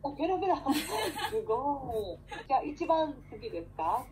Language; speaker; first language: Japanese; native; Japanese